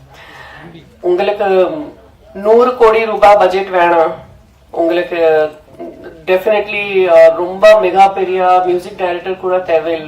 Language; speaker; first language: Tamil; non-native, learner; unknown